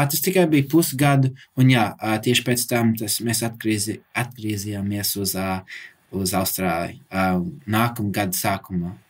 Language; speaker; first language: Latvian; early bilingual, heritage; English